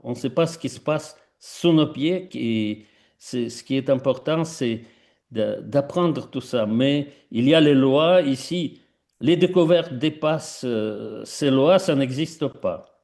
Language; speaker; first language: French; non-native, fluent; Russian